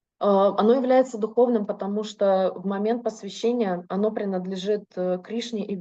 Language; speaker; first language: Russian; native; Russian